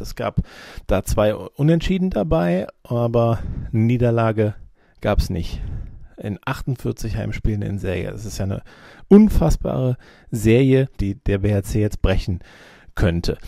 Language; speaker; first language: German; native; German